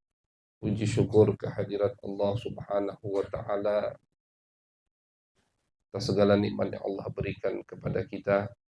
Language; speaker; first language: Indonesian; native; Indonesian